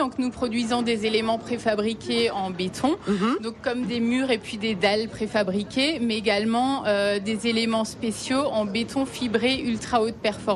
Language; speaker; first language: French; native; French